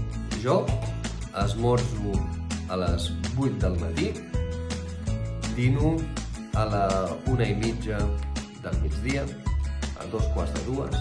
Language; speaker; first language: Catalan; non-native, fluent; Russian